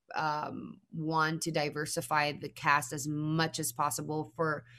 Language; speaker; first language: English; non-native, fluent; Spanish